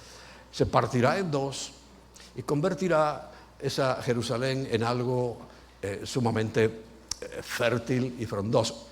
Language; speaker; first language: Spanish; native; Spanish